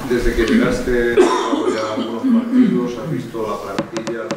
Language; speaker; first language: Spanish; native; Spanish